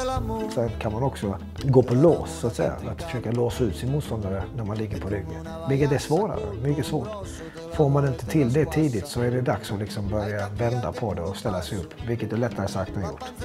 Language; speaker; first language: Swedish; native; Swedish